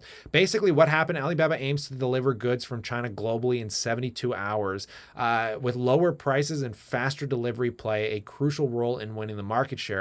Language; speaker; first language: English; native; English